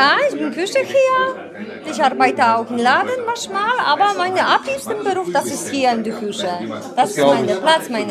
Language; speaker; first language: German; non-native, learner; Polish